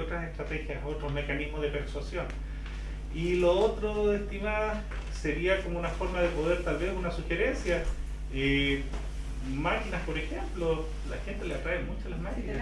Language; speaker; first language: Spanish; native; Spanish